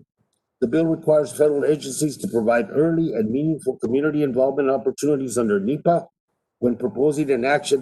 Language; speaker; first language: English; native; English